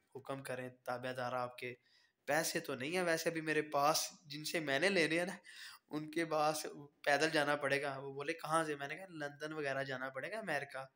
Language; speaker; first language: Urdu; native; Urdu